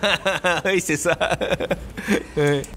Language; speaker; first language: French; non-native, learner; Japanese